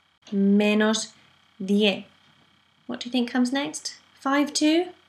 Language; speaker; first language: English; native; English